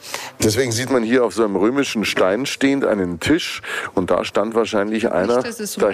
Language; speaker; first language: German; native; German